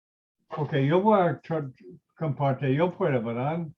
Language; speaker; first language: Spanish; non-native, fluent; English